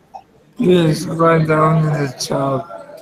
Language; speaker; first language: English; non-native, learner; Spanish